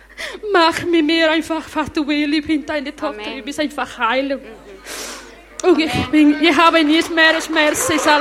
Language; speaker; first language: German; non-native, learner; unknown